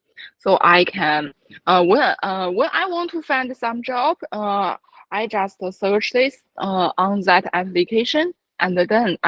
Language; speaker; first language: English; non-native, fluent; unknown